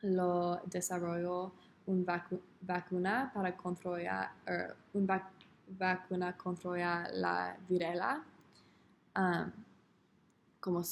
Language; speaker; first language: Spanish; non-native, learner; English